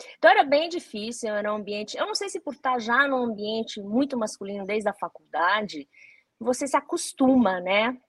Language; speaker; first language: Portuguese; early bilingual, other home language; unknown